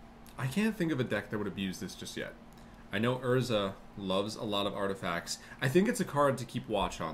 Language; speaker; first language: English; native; English